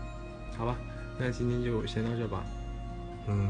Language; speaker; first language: Chinese; native; Chinese